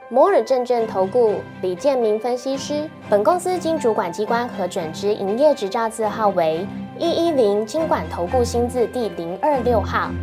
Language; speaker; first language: Chinese; native; Chinese